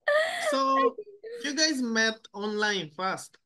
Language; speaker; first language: English; non-native, learner; Japanese